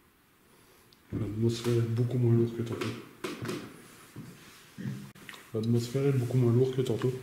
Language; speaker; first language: French; native; French